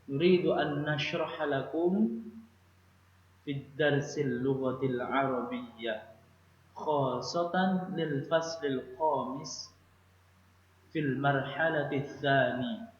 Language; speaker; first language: Arabic; non-native, fluent; Indonesian